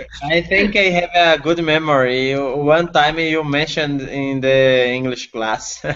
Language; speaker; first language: English; non-native, learner; Portuguese